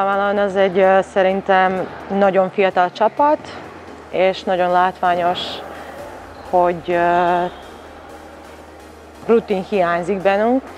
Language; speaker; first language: Hungarian; non-native, fluent; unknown